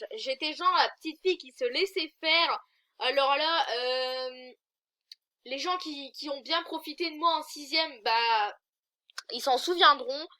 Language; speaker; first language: French; native; French